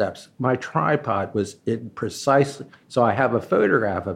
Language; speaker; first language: English; early bilingual, other home language; Chinese